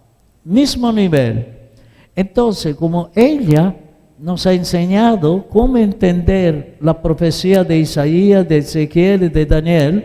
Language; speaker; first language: Spanish; non-native, fluent; Italian